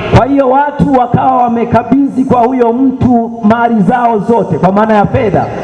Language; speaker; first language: Swahili; native; Swahili